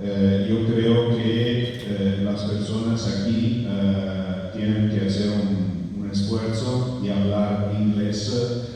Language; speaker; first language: Spanish; non-native, fluent; Italian